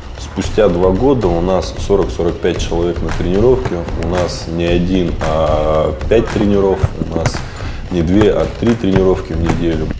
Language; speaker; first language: Russian; native; Russian